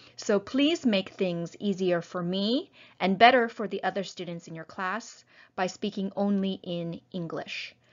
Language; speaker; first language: English; native; English